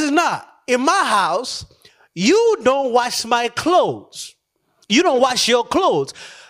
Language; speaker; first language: English; non-native, local second language; Nyanja